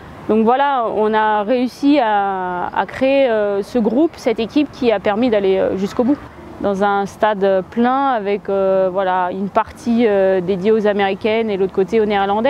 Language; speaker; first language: French; native; French